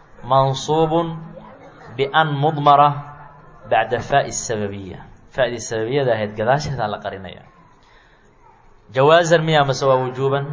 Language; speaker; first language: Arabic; non-native, fluent; Somali